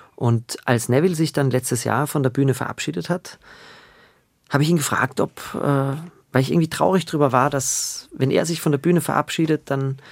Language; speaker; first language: German; native; German